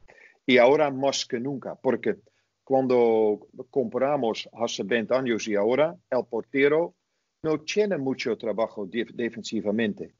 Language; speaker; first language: Spanish; non-native, fluent; Dutch